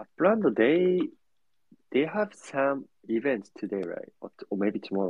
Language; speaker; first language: English; non-native, learner; Japanese